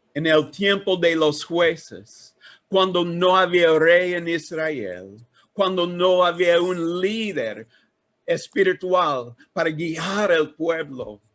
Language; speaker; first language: Spanish; non-native, learner; English